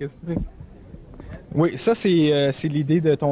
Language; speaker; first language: French; native; French